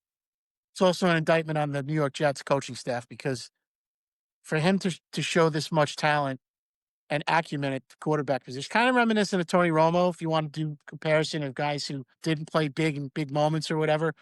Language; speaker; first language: English; native; English